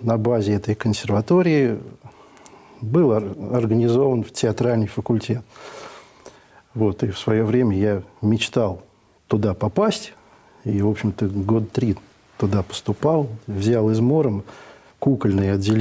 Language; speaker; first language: Russian; native; Russian